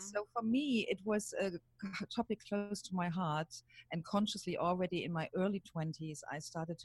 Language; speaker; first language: English; non-native, fluent; German